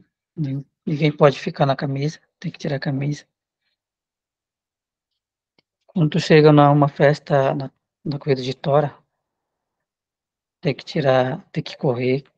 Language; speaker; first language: Portuguese; non-native, local second language; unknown